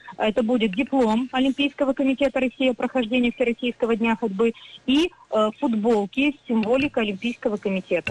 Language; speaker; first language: Russian; native; Russian